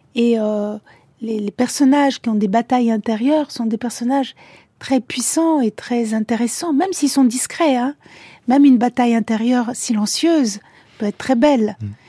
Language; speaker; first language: French; early bilingual, other home language; Italian